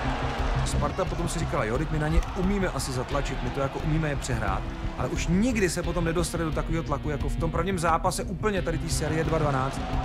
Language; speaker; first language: Czech; native; Czech